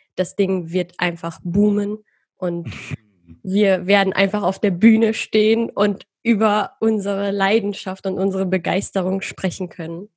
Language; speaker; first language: German; early bilingual, other home language; Persian